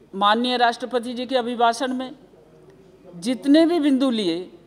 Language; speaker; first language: Hindi; native; Hindi